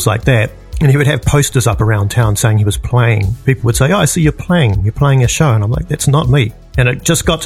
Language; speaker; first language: English; native; English